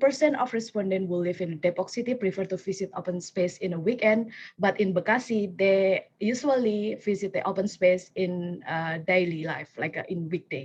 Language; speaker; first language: English; non-native, fluent; Indonesian